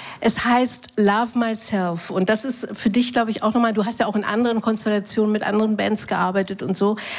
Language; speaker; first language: German; native; German